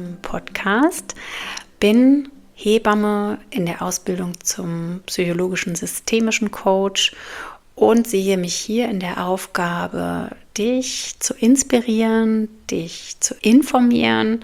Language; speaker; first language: German; native; German